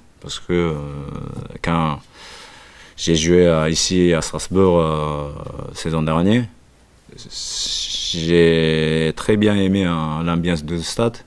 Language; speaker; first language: French; non-native, learner; Japanese